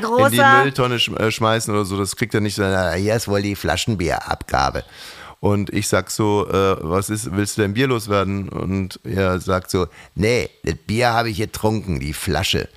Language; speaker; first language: German; native; German